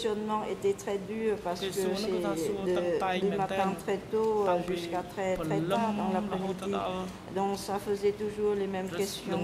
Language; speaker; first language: French; non-native, local second language; Khmer